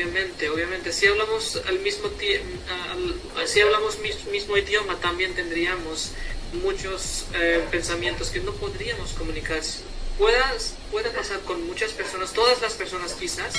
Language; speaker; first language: Spanish; non-native, fluent; Hindi